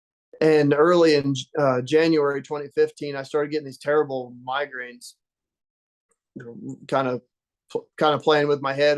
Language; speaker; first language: English; native; English